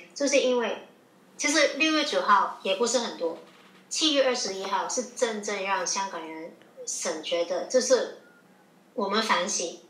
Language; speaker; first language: Chinese; non-native, local second language; Cantonese